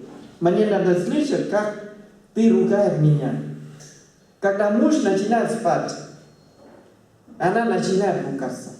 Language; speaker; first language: Russian; non-native, fluent; Thai